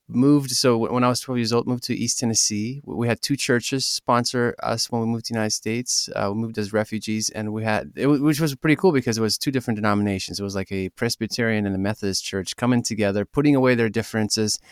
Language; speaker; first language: English; early bilingual, other home language; Russian